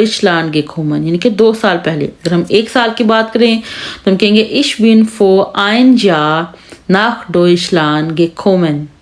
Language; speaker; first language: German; non-native, fluent; Urdu